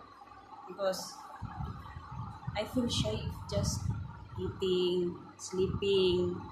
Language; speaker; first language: English; non-native, learner; Filipino